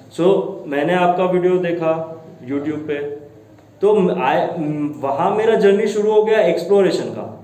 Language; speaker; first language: Hindi; non-native, local second language; Gujarati